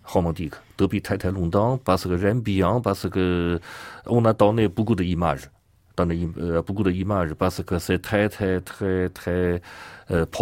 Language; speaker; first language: French; non-native, learner; Chinese